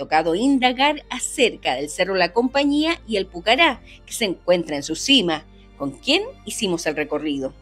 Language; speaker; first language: Spanish; native; Spanish